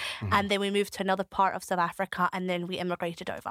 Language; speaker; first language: English; native; English